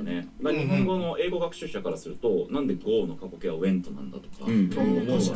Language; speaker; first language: Japanese; native; Japanese